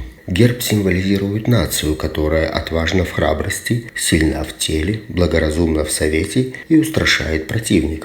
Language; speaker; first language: Russian; native; Russian